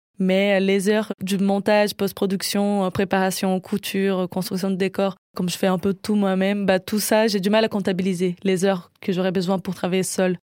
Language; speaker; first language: French; non-native, fluent; Portuguese